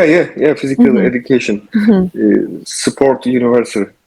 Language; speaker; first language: English; non-native, learner; Turkish